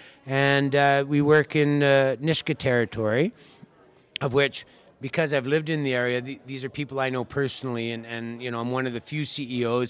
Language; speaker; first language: English; native; English